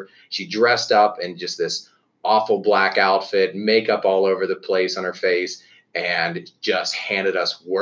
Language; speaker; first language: English; native; English